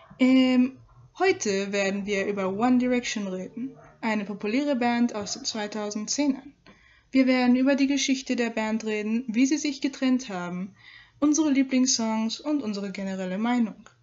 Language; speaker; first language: German; non-native, learner; Spanish